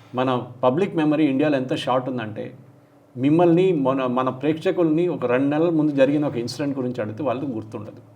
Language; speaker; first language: Telugu; non-native, local second language; Malayalam